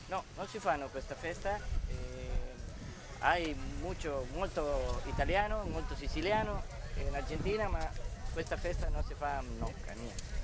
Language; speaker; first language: Italian; early bilingual, heritage; Spanish